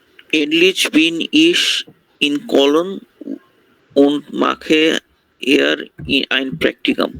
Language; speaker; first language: German; non-native, learner; Bangla